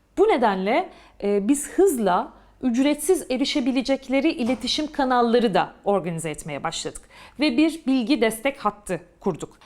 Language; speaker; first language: Turkish; native; Turkish